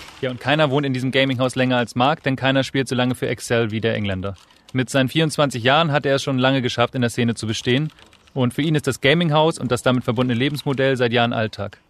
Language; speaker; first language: German; native; German